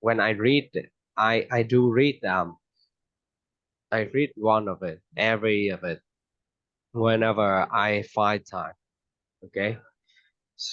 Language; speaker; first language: English; non-native, fluent; Vietnamese